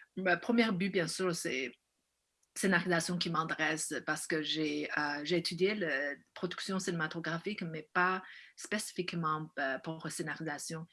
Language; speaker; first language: French; non-native, fluent; Chinese